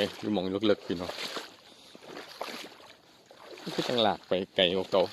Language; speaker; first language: Thai; non-native, local second language; Northeastern Thai